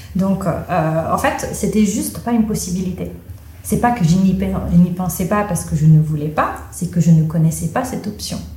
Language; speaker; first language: French; non-native, fluent; Italian